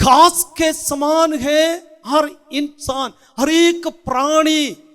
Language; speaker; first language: Hindi; non-native, local second language; Malayalam